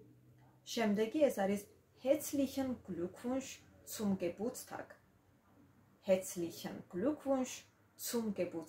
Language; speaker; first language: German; non-native, fluent; Georgian